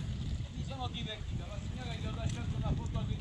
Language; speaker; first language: Italian; native; Italian